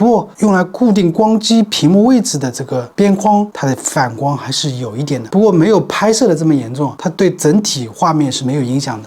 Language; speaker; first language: Chinese; native; Chinese